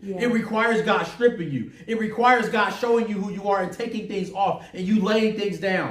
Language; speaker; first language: English; native; English